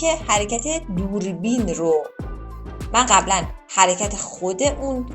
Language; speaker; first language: Persian; native; Persian